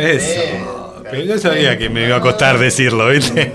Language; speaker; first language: Spanish; native; Spanish